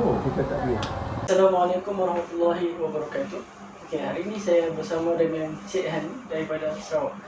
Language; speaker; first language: Malay; native; Malay